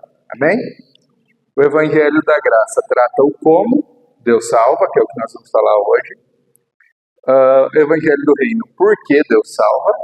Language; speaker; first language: Portuguese; native; Portuguese